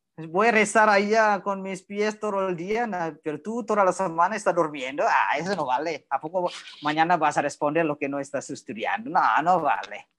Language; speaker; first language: Spanish; non-native, fluent; Indonesian